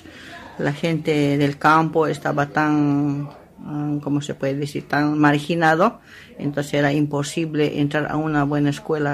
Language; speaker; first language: Spanish; non-native, local second language; Aymara